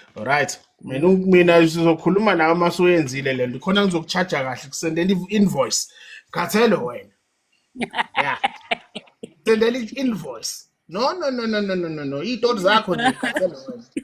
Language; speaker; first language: Zulu; native; Zulu